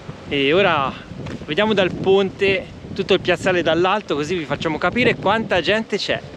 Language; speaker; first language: Italian; native; Italian